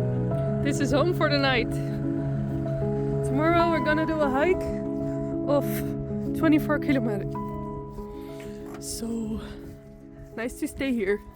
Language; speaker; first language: English; non-native, fluent; Dutch